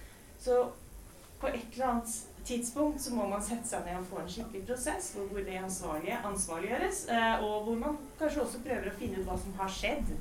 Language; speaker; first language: Norwegian; native; Norwegian